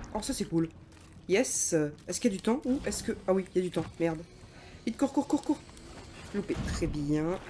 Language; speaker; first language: French; native; French